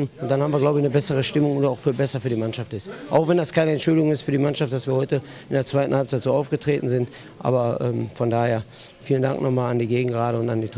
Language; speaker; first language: German; native; German